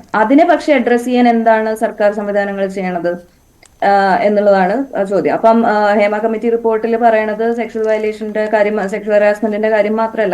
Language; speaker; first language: Malayalam; native; Malayalam